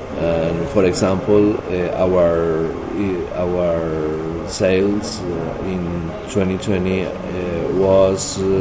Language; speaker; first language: English; non-native, learner; Spanish